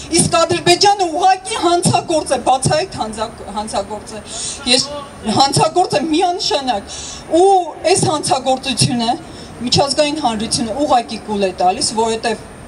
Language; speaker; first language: Armenian; native; Armenian